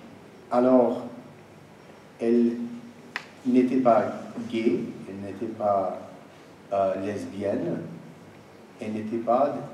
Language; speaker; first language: French; non-native, fluent; English